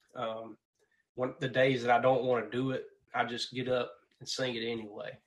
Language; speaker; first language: English; native; English